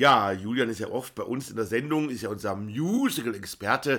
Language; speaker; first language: German; native; German